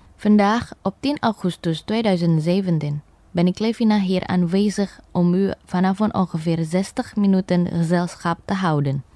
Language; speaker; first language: Dutch; non-native, fluent; Indonesian